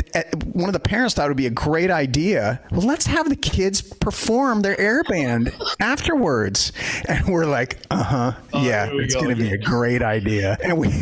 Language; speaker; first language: English; native; English